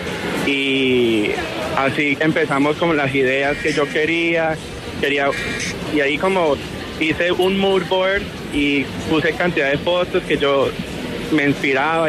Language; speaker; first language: Spanish; early bilingual, heritage; Spanish